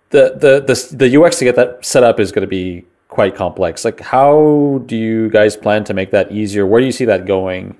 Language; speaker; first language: English; native; English